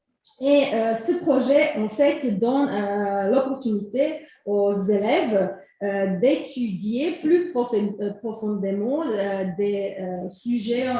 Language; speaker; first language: French; non-native, fluent; Croatian